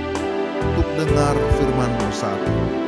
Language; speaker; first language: Indonesian; native; Indonesian